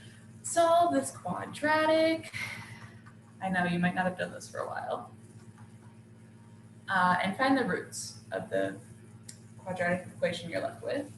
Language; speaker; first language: English; native; English